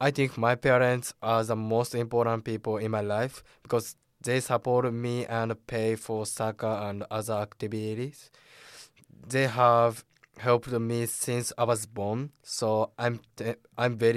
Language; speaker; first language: English; non-native, fluent; Japanese